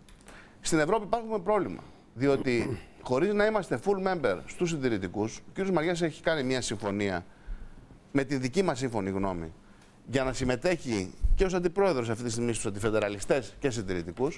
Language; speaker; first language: Greek; native; Greek